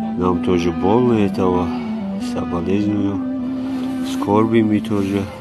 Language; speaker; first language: Russian; non-native, local second language; Tajik